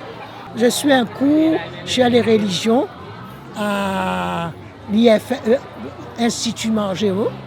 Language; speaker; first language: French; non-native, local second language; Morisyen